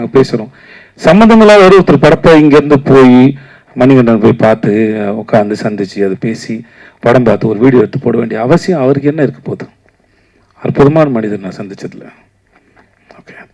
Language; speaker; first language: Tamil; native; Tamil